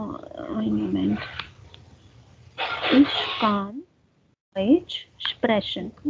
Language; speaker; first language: German; non-native, fluent; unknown